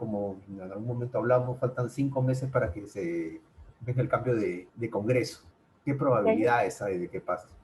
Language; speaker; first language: Spanish; native; Spanish